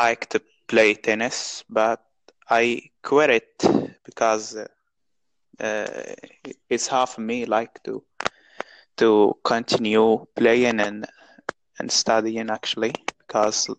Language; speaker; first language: English; non-native, learner; Arabic